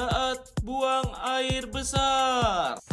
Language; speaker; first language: Indonesian; non-native, learner; Japanese